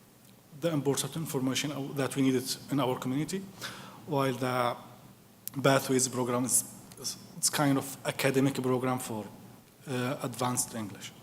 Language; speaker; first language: English; non-native, fluent; Arabic